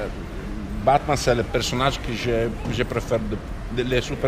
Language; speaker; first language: French; non-native, fluent; Italian